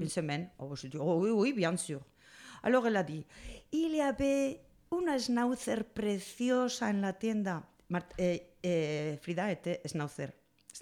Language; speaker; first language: French; non-native, fluent; Spanish